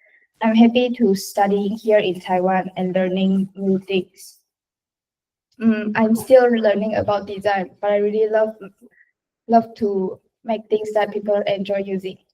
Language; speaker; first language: English; non-native, local second language; Chinese